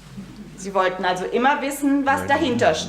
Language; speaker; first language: German; native; German